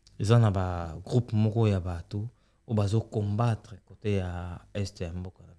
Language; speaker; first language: French; non-native, local second language; Lingala